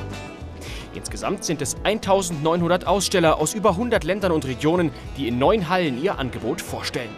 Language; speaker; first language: German; native; German